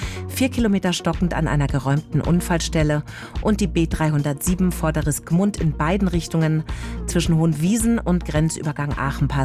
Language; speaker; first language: German; native; German